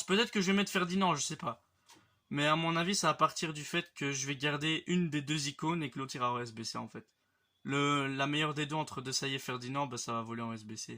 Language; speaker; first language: French; native; French